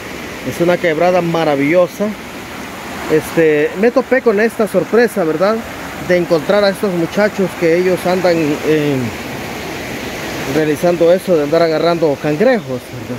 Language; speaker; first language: Spanish; native; Spanish